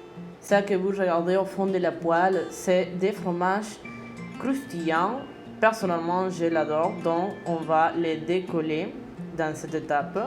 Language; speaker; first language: French; non-native, fluent; Spanish